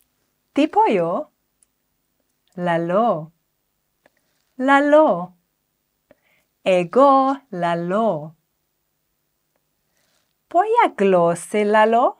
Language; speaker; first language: Greek; non-native, fluent; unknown